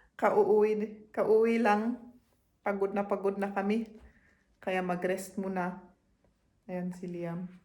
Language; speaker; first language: Filipino; native; Filipino